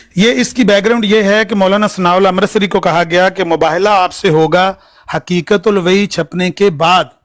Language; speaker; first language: Urdu; non-native, local second language; Punjabi